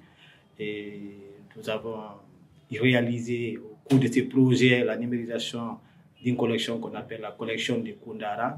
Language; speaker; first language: French; non-native, local second language; Fula